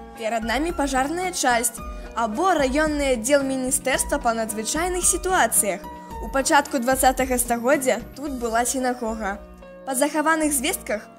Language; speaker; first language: Belarusian; native; Belarusian